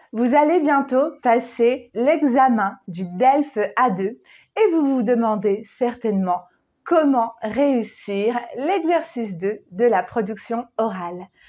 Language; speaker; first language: French; native; French